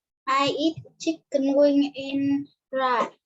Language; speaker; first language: English; non-native, learner; Vietnamese